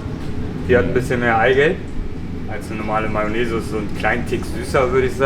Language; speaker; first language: German; native; German